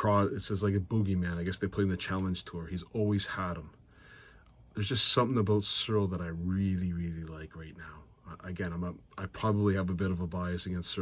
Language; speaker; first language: English; native; English